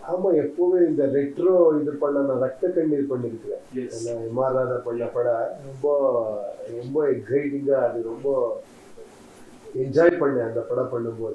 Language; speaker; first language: Tamil; non-native, learner; Kannada